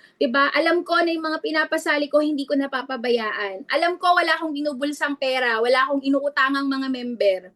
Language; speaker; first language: Filipino; non-native, local second language; Iloko